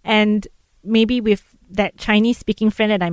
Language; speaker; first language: English; native; English